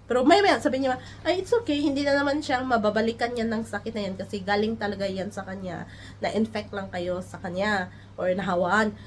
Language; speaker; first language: Filipino; non-native, local second language; Cebuano